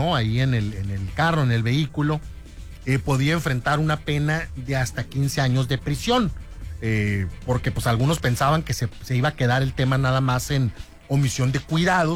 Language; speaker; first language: Spanish; native; Spanish